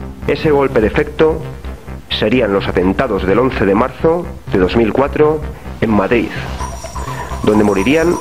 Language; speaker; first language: Spanish; native; Spanish